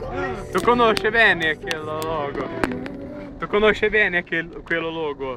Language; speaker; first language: Italian; non-native, learner; Portuguese